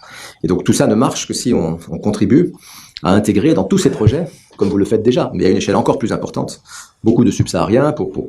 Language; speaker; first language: French; native; French